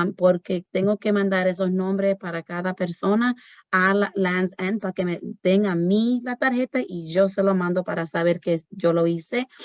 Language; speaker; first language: Spanish; early bilingual, heritage; Spanish